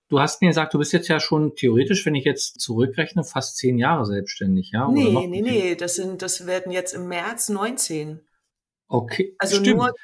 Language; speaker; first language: German; native; German